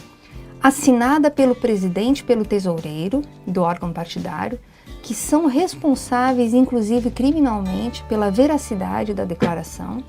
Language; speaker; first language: Portuguese; native; Portuguese